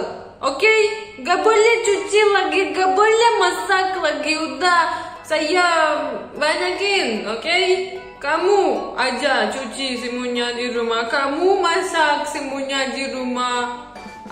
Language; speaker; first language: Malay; non-native, learner; Russian